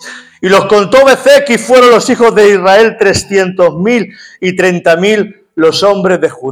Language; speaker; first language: Spanish; native; Spanish